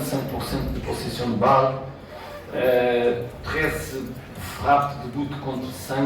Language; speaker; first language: French; non-native, fluent; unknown